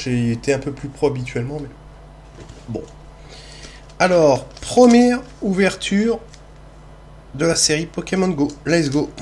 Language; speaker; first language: French; native; French